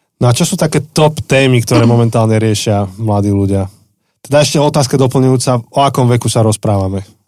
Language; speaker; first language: Slovak; native; Slovak